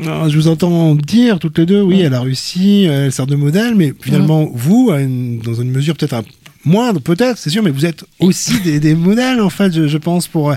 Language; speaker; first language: French; native; French